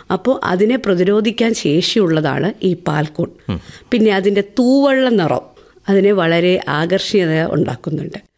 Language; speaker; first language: Malayalam; native; Malayalam